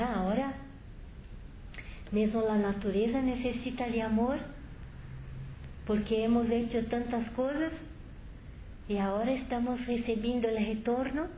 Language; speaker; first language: Spanish; non-native, fluent; Portuguese